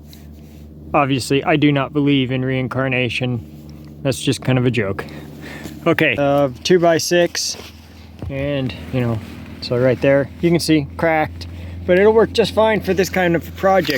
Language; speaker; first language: English; native; English